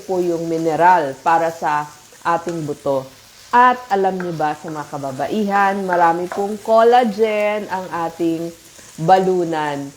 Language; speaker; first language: Filipino; native; Filipino